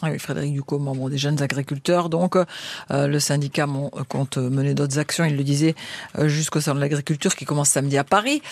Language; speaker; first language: French; native; French